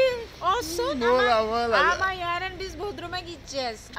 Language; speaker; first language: Turkish; non-native, learner; Indonesian